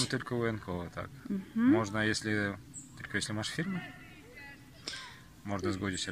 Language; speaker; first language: Polish; non-native, learner; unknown